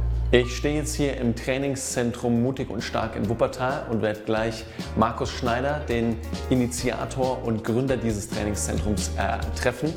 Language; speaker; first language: German; native; German